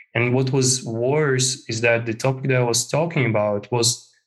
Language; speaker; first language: English; non-native, fluent; Russian